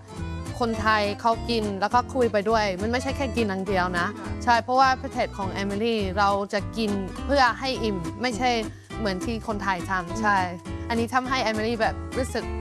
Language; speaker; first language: Thai; non-native, fluent; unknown